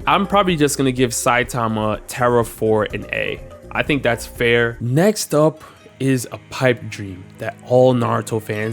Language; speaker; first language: English; native; English